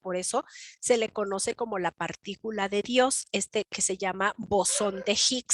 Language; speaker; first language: Spanish; native; Spanish